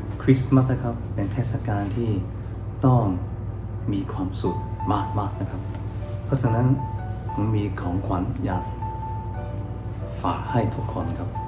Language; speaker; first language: Thai; non-native, fluent; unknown